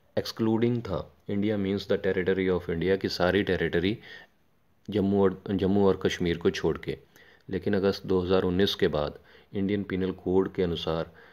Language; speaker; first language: Hindi; non-native, local second language; Punjabi